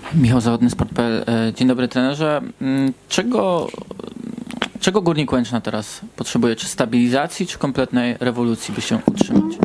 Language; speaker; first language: Polish; native; Polish